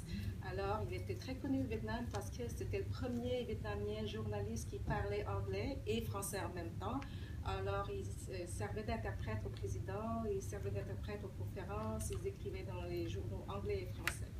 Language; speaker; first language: French; early bilingual, other home language; Vietnamese